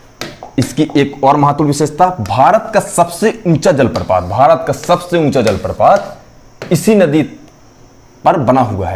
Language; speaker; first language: Hindi; native; Hindi